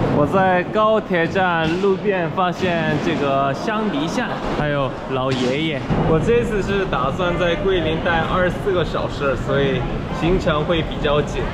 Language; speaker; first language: Chinese; non-native, fluent; Korean